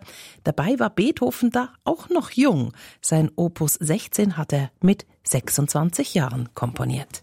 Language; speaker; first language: German; native; German